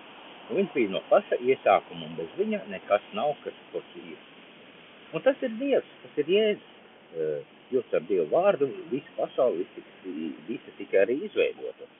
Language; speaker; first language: Latvian; non-native, local second language; Russian